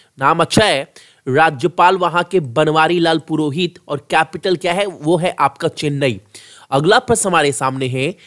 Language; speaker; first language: Hindi; native; Hindi